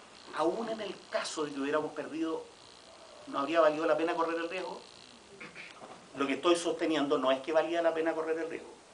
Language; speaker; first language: Spanish; native; Spanish